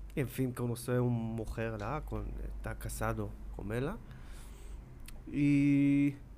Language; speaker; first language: Portuguese; non-native, learner; Hebrew